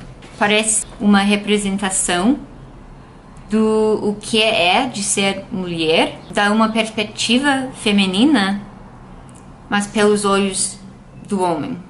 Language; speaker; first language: Portuguese; non-native, fluent; English